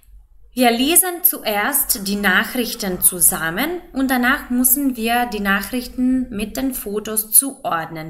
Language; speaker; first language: German; non-native, fluent; Macedonian